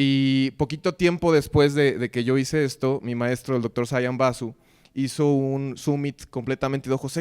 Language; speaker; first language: Spanish; native; Spanish